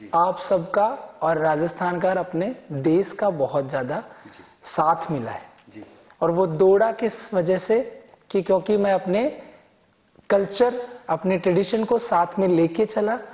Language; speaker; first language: Hindi; native; Hindi